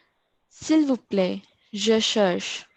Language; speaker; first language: French; non-native, learner; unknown